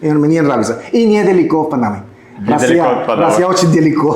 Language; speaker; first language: Russian; non-native, learner; Spanish